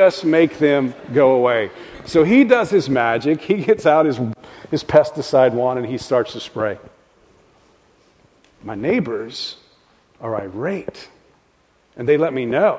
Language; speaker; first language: English; native; English